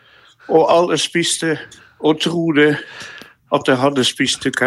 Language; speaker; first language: Norwegian; non-native, fluent; Dutch